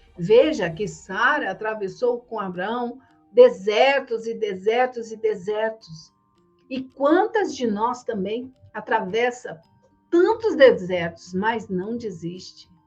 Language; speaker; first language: Portuguese; native; Portuguese